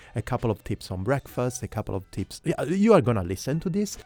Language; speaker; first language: English; non-native, fluent; Italian